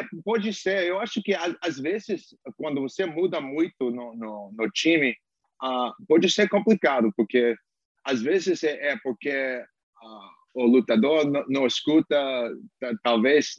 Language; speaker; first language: Portuguese; non-native, learner; English